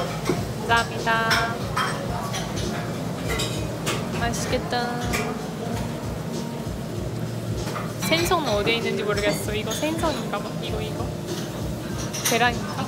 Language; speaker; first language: Korean; non-native, fluent; Chinese